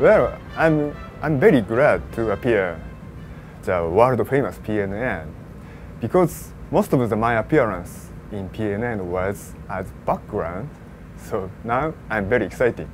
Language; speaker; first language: English; non-native, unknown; Japanese